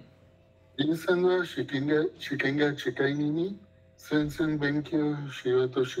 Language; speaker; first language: Japanese; non-native, learner; Spanish